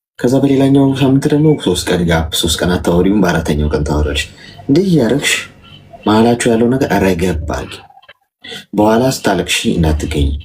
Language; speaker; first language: Amharic; native; Amharic